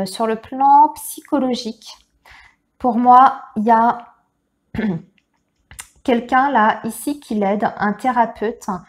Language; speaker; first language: French; native; French